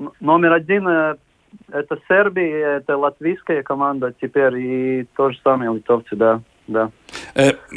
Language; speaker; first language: Russian; non-native, local second language; Latvian